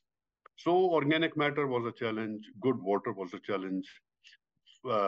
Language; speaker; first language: English; non-native, local second language; Urdu